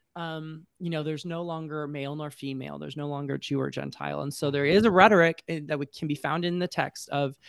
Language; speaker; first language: English; native; English